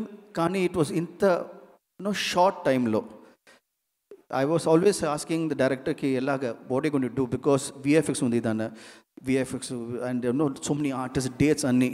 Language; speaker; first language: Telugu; non-native, learner; Tamil